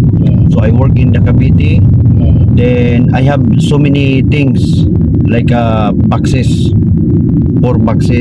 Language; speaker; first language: English; non-native, learner; Filipino